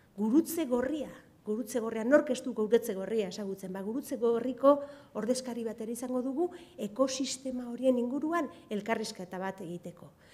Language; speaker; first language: Basque; non-native, local second language; Spanish